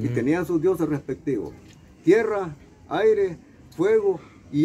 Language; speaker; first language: Spanish; native; Spanish